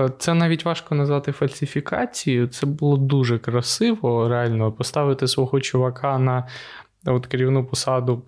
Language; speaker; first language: Ukrainian; native; Ukrainian